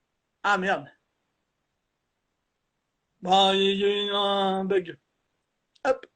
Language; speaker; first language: French; native; French